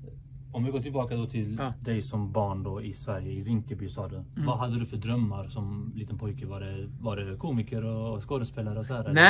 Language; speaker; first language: Swedish; native; Swedish